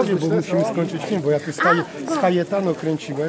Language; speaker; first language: Polish; native; Polish